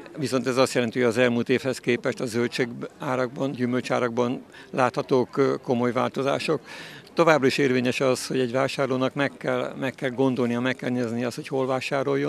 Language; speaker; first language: Hungarian; native; Hungarian